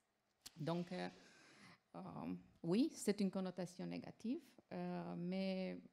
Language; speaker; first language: French; non-native, fluent; Romanian